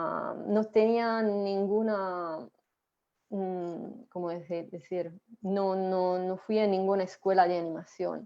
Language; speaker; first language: Spanish; non-native, fluent; Italian